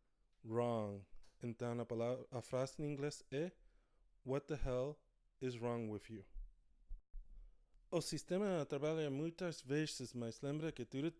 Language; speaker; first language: Portuguese; non-native, fluent; English